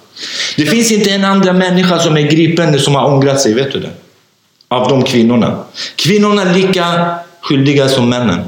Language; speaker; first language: Swedish; non-native, fluent; Kurdish